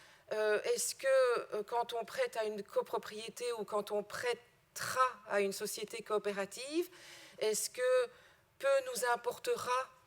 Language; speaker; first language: French; native; French